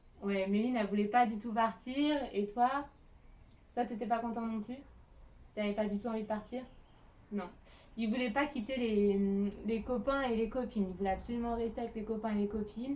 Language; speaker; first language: French; native; French